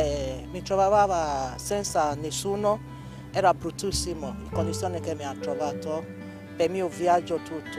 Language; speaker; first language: Italian; non-native, learner; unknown